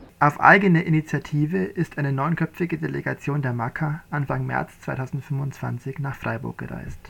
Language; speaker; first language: German; native; German